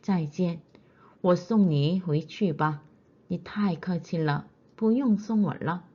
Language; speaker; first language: Chinese; non-native, fluent; Korean